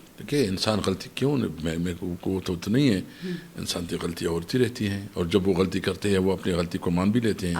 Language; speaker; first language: Urdu; non-native, local second language; Pashto